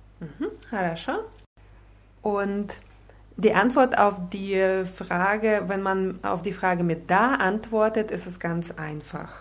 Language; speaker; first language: German; non-native, fluent; Russian